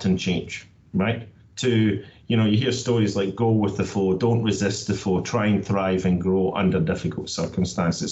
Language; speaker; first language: English; native; English